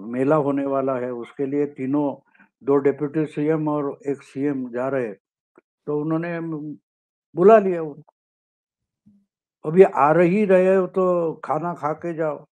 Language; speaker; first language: Hindi; non-native, local second language; Marathi